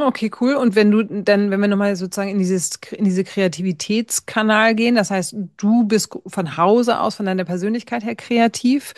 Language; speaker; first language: German; native; German